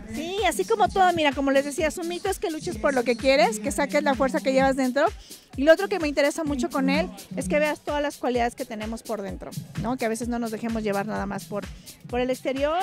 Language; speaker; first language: Spanish; native; Spanish